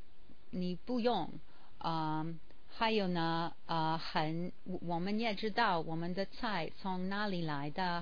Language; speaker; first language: Chinese; non-native, learner; English